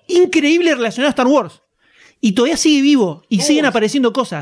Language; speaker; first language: Spanish; native; Spanish